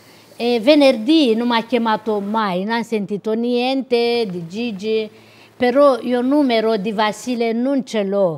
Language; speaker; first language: Italian; non-native, local second language; Romanian